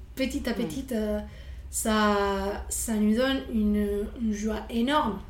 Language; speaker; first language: French; non-native, fluent; Spanish